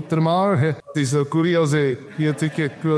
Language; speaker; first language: German; non-native, learner; Czech